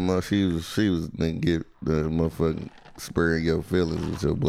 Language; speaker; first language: English; native; English